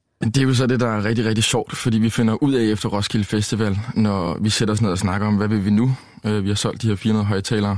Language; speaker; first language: Danish; native; Danish